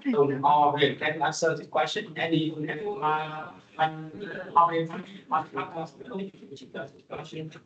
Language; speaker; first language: English; non-native, learner; Vietnamese